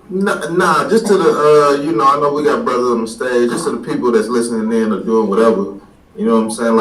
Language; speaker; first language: English; native; English